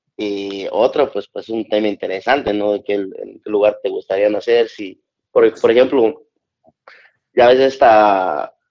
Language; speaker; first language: Spanish; native; Spanish